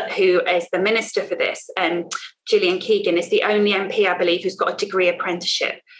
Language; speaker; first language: English; native; English